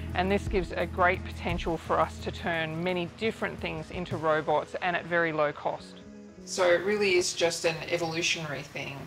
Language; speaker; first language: English; native; English